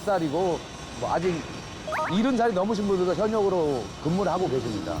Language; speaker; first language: Korean; native; Korean